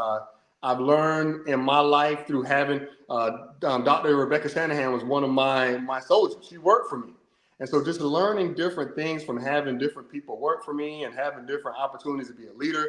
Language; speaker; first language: English; native; English